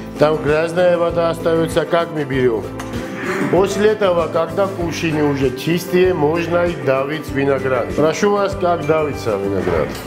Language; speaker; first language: Russian; non-native, fluent; Georgian